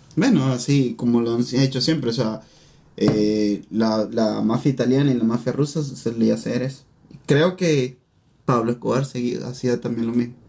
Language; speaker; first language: Spanish; native; Spanish